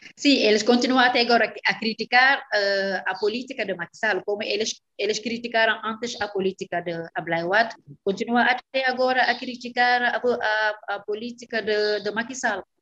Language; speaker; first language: Portuguese; non-native, fluent; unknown